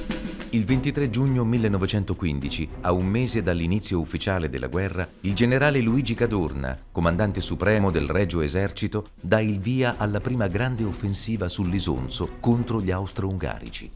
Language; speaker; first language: Italian; native; Italian